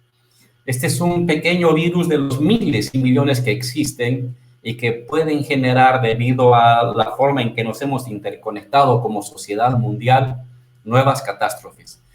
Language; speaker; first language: Spanish; native; Spanish